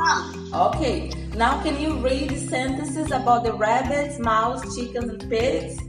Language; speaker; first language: English; non-native, fluent; Portuguese